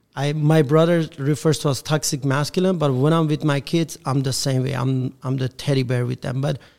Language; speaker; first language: English; non-native, fluent; Persian